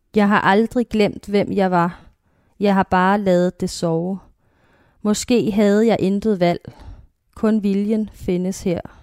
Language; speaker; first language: Danish; native; Danish